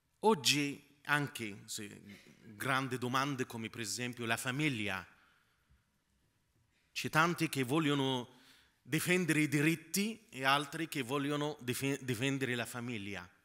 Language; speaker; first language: Italian; non-native, fluent; Arabic